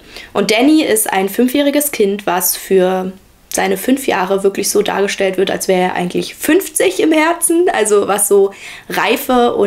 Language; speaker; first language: German; native; German